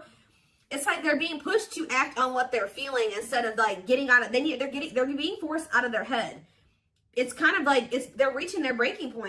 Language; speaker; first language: English; native; English